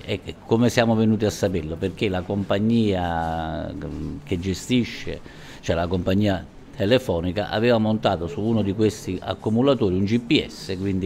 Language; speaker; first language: Italian; native; Italian